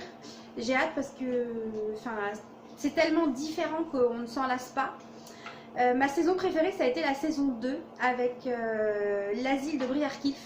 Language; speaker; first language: French; native; French